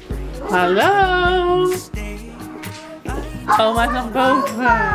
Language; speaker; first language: Dutch; native; Dutch